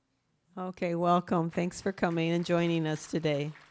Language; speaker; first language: English; native; English